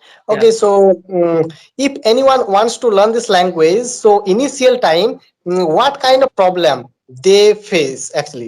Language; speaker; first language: English; non-native, learner; Bangla